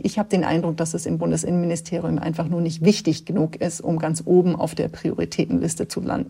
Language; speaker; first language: German; native; German